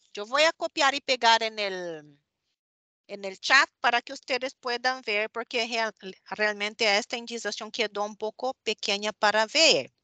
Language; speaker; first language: Spanish; non-native, fluent; Portuguese